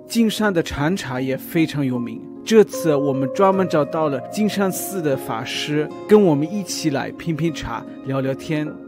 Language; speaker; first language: Chinese; non-native, fluent; German